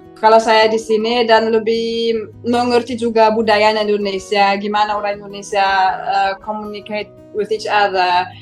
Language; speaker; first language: Indonesian; non-native, fluent; German